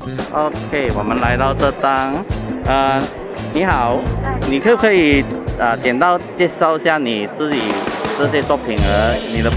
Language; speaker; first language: Chinese; non-native, local second language; Cantonese